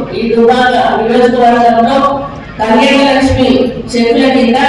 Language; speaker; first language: Telugu; native; Telugu